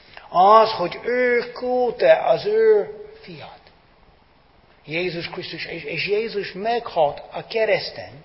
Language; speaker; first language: Hungarian; non-native, fluent; English